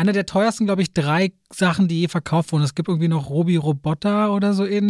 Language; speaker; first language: German; native; German